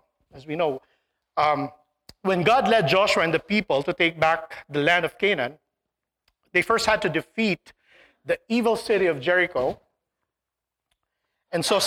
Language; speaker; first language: English; non-native, local second language; Filipino